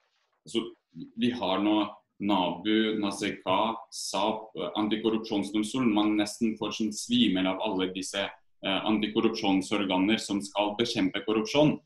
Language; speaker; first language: Norwegian; non-native, fluent; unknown